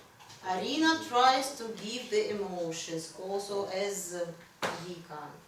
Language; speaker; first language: English; non-native, fluent; Russian